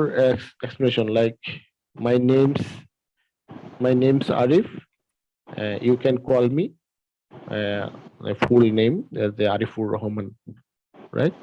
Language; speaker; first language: English; non-native, learner; Bangla